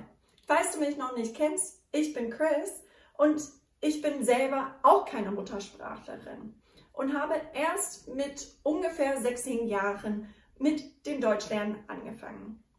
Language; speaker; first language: German; non-native, fluent; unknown